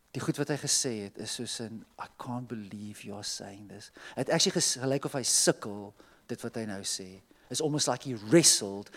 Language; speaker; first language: English; non-native, local second language; Afrikaans